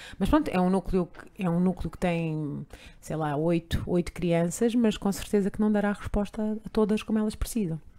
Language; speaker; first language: Portuguese; native; Portuguese